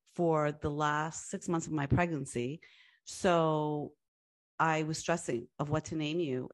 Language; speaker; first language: English; early bilingual, other home language; Spanish